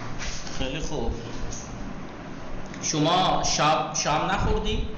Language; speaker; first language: Persian; non-native, fluent; Urdu